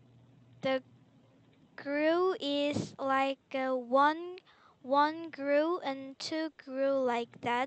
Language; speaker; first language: English; non-native, learner; Korean